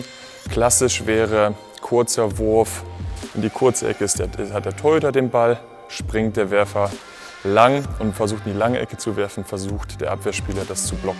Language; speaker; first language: German; native; German